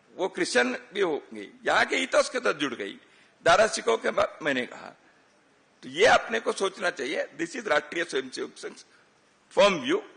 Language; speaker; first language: Hindi; non-native, local second language; Kannada